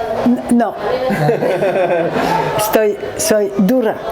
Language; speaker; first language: Spanish; non-native, learner; French